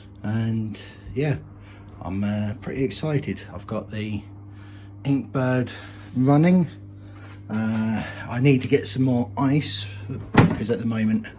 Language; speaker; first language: English; native; English